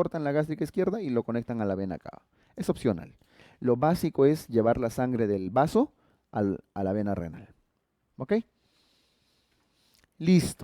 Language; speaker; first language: Spanish; native; Spanish